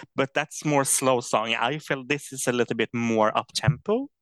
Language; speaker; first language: English; non-native, fluent; Swedish